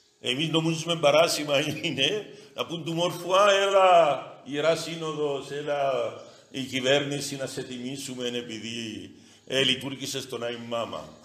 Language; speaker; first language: Greek; native; Greek